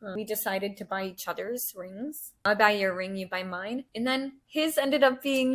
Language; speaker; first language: English; native; English